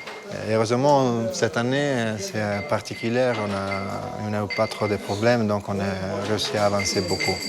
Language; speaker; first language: French; non-native, fluent; Italian